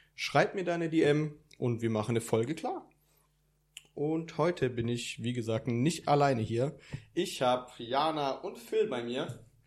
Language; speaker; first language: German; early bilingual, other home language; Italian